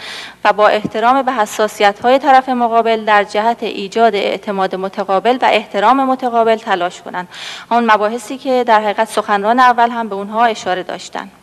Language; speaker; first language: Persian; native; Persian